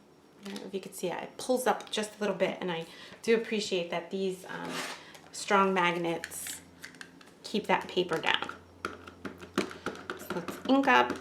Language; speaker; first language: English; native; English